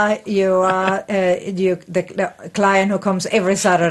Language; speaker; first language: English; non-native, fluent; Spanish